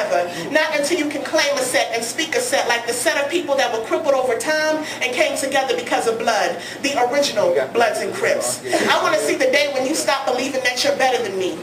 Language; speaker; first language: English; native; English